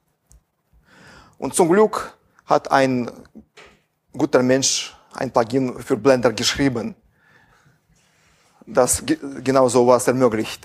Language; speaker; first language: German; non-native, fluent; Russian